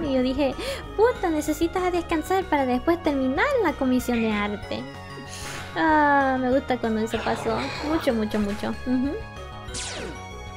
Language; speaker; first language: Spanish; early bilingual, heritage; English